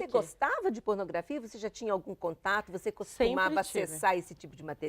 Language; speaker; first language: Portuguese; native; Portuguese